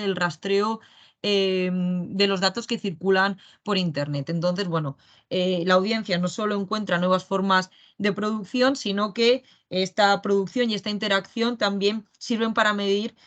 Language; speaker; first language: Spanish; native; Spanish